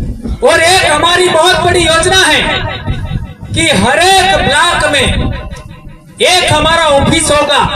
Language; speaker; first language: Hindi; non-native, local second language; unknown